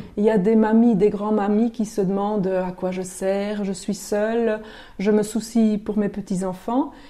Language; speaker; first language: French; native; French